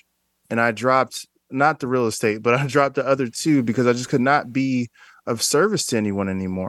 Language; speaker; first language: English; native; English